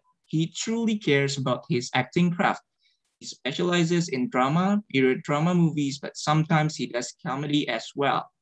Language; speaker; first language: English; non-native, fluent; Indonesian